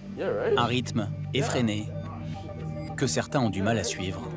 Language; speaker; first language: French; native; French